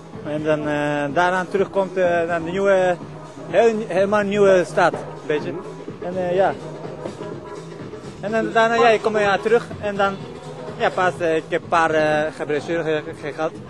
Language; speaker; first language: Dutch; non-native, learner; Japanese